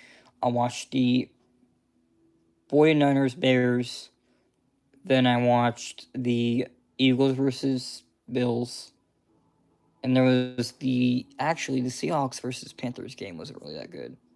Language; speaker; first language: English; native; English